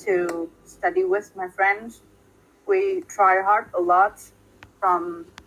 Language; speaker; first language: English; non-native, fluent; Vietnamese